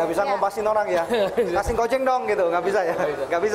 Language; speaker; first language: Indonesian; native; Indonesian